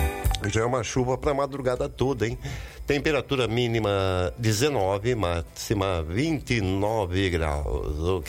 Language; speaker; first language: Portuguese; native; Portuguese